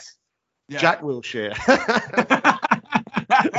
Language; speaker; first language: English; native; English